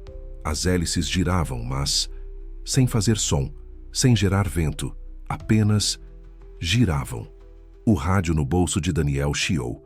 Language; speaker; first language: Portuguese; native; Portuguese